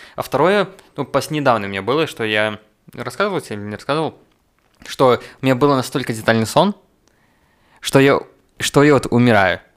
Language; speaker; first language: Russian; native; Russian